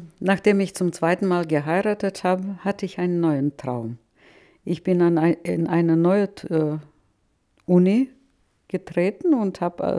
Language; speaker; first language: German; non-native, fluent; Russian